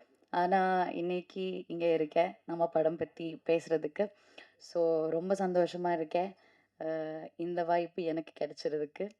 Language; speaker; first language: Tamil; non-native, learner; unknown